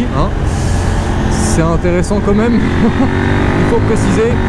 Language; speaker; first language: French; native; French